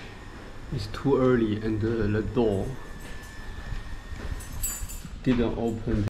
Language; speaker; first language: English; non-native, fluent; Chinese